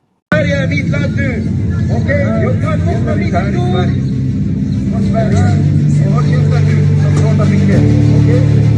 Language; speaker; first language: Swedish; non-native, learner; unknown